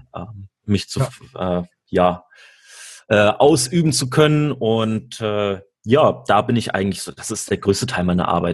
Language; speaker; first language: German; native; German